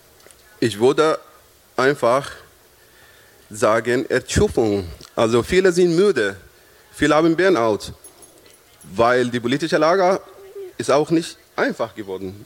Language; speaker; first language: German; non-native, fluent; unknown